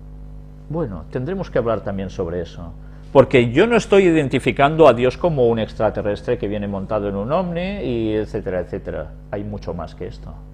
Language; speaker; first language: Spanish; native; Spanish